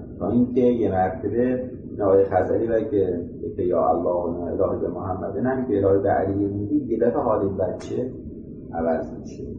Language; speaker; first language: Persian; non-native, local second language; Arabic